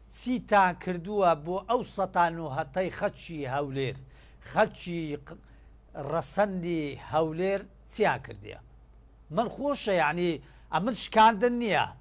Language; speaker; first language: Central Kurdish; non-native, local second language; Turkish